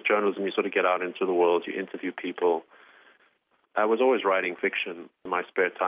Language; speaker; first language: English; native; English